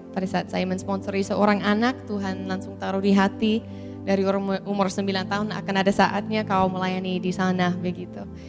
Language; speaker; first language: Indonesian; non-native, fluent; English